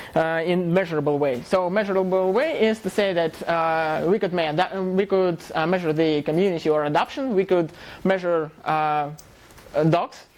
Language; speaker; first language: English; non-native, fluent; Russian